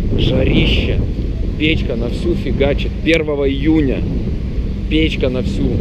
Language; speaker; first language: Russian; early bilingual, heritage; Russian